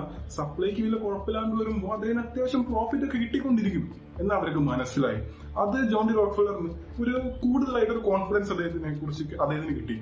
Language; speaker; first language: Malayalam; native; Malayalam